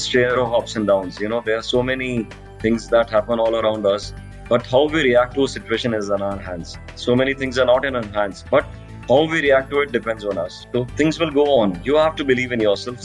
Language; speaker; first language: English; non-native, local second language; Hindi